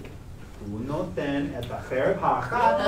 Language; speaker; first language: Hebrew; non-native, fluent; English